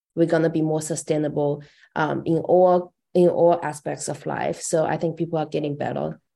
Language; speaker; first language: English; non-native, fluent; Chinese